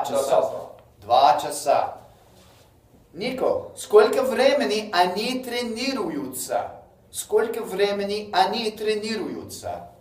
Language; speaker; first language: Russian; non-native, fluent; English